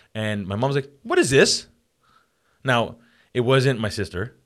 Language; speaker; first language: English; native; English